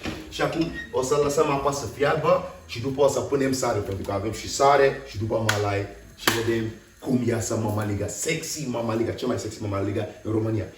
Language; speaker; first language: Romanian; non-native, learner; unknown